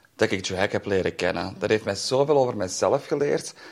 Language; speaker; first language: Dutch; native; Dutch